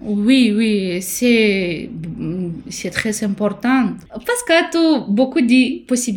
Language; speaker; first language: French; non-native, learner; Romanian